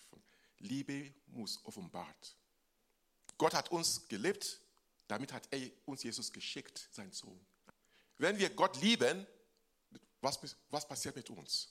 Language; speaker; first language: German; non-native, fluent; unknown